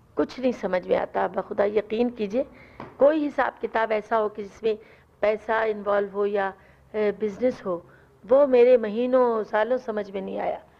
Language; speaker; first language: Urdu; non-native, local second language; Punjabi